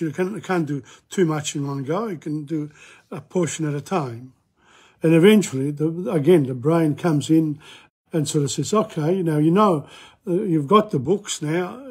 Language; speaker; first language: English; native; English